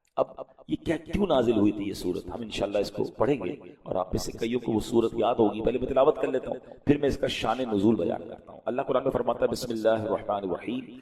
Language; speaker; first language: Urdu; native; Urdu